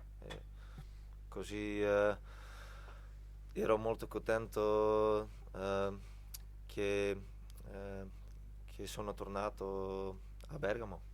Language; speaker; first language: Italian; non-native, fluent; Dutch